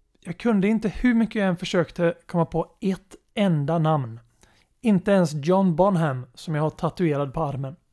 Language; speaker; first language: Swedish; native; Swedish